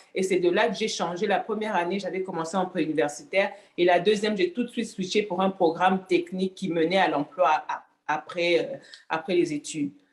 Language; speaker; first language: French; non-native, local second language; Lingala